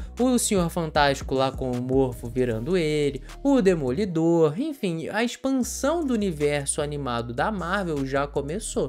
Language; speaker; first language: Portuguese; native; Portuguese